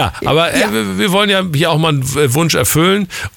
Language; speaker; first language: German; native; German